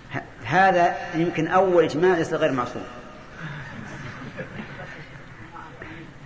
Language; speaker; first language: Arabic; native; Arabic